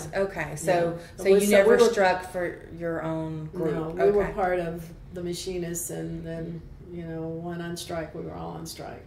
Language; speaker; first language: English; native; English